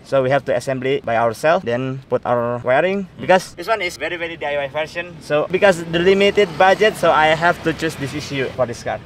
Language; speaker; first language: English; non-native, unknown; Indonesian